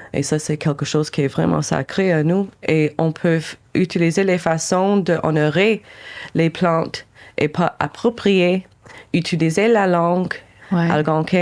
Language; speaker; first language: French; non-native, local second language; English